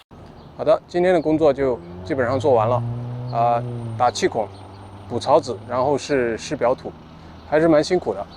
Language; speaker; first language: Chinese; native; Chinese